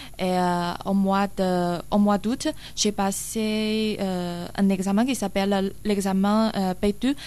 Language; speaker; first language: French; non-native, learner; Chinese